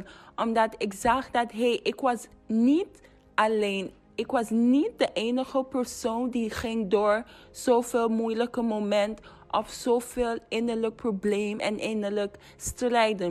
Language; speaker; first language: Dutch; non-native, fluent; English